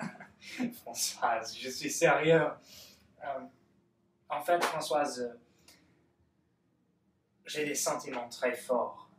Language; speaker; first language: French; non-native, learner; English